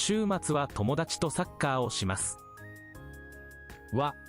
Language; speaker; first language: Japanese; non-native, learner; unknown